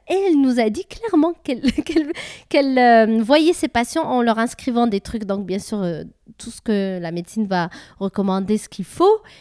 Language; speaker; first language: French; native; French